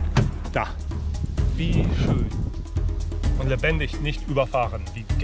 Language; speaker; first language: German; native; German